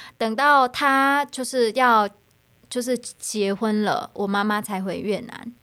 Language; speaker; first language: Chinese; non-native, fluent; Vietnamese